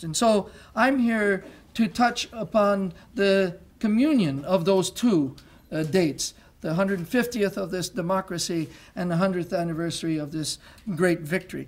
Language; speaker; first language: English; non-native, local second language; French